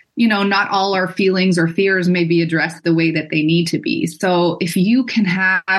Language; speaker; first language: English; non-native, fluent; Dutch